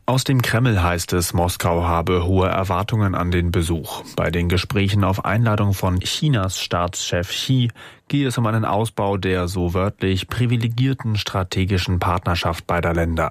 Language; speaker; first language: German; native; German